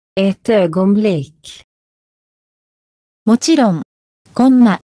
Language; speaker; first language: Japanese; native; Japanese